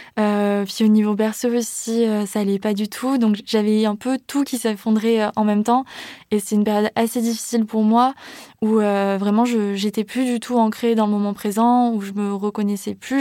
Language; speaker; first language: French; native; French